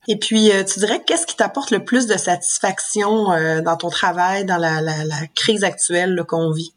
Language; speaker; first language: French; native; French